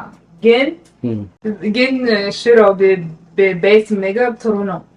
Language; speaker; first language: Amharic; non-native, learner; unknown